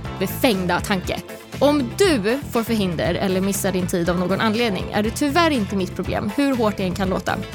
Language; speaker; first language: Swedish; native; Swedish